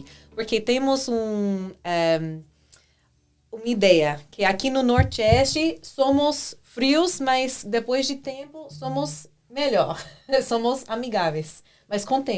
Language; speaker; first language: Portuguese; non-native, fluent; English